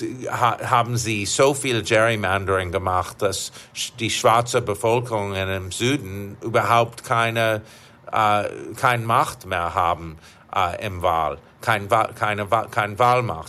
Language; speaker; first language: German; non-native, fluent; English